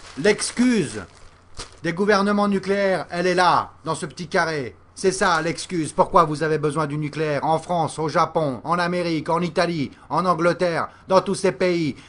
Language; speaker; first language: French; native; French